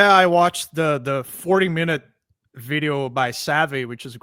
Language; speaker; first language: English; native; English